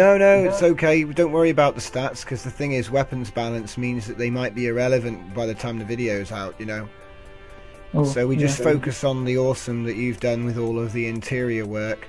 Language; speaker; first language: English; native; English